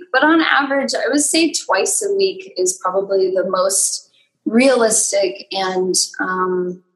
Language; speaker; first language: English; native; English